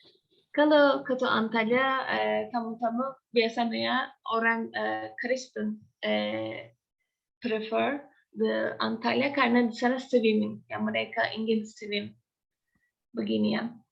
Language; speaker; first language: Indonesian; non-native, learner; Turkish